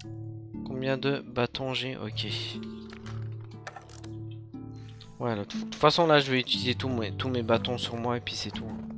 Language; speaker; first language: French; native; French